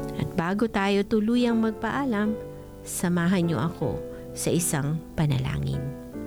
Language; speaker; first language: Filipino; non-native, local second language; Bikol